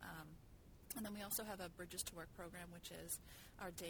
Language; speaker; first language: English; native; English